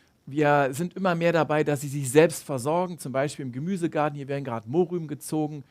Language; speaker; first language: German; native; German